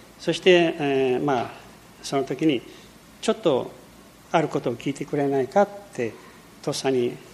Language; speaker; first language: Japanese; early bilingual, heritage; Portuguese